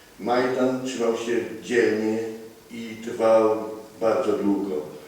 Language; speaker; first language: Polish; native; Polish